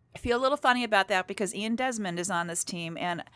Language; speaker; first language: English; native; English